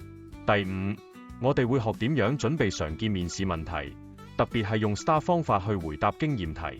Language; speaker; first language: Cantonese; native; Cantonese